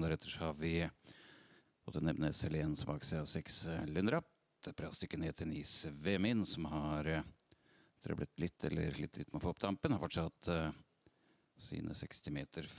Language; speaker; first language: Norwegian; native; Norwegian